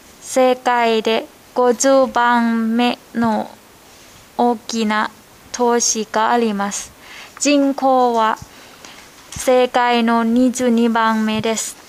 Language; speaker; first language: Japanese; non-native, learner; Thai